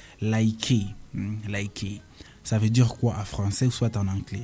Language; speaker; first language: French; non-native, local second language; Swahili